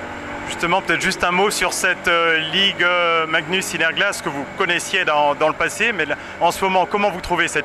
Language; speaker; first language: French; native; French